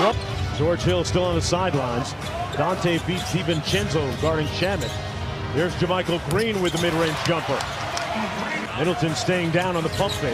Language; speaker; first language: English; native; English